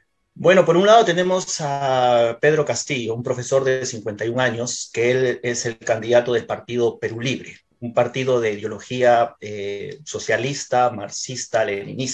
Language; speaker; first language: Spanish; native; Spanish